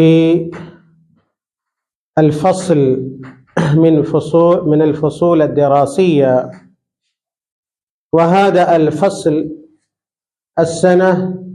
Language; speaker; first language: Arabic; non-native, fluent; Urdu